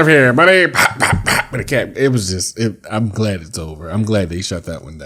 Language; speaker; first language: English; native; English